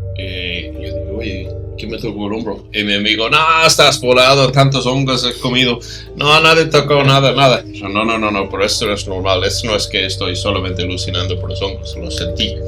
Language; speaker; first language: Spanish; non-native, fluent; English